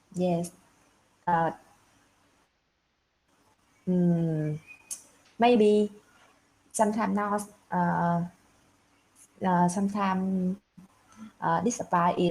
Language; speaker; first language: English; non-native, learner; Vietnamese